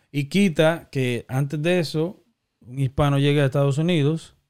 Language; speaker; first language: Spanish; native; Spanish